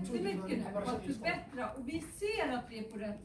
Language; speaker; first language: Swedish; native; Swedish